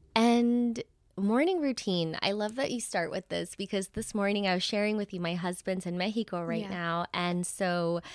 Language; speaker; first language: English; early bilingual, other home language; Spanish